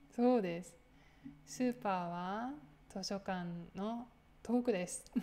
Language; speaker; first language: Japanese; native; Japanese